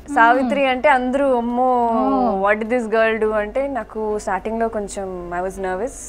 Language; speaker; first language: Telugu; non-native, fluent; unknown